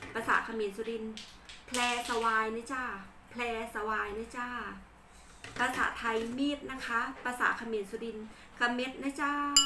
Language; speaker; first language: Thai; native; Thai